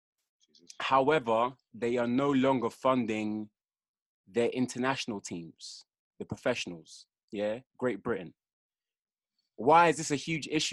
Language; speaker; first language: English; native; English